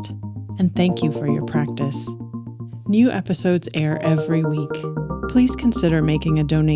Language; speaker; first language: English; native; English